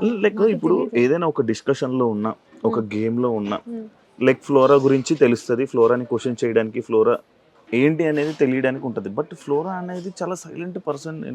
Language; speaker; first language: Telugu; native; Telugu